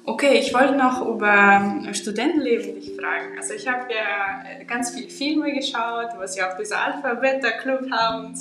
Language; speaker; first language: German; non-native, fluent; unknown